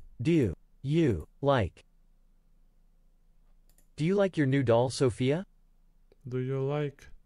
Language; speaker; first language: English; non-native, learner; Russian